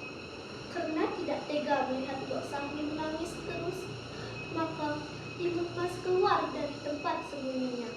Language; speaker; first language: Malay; non-native, local second language; Balinese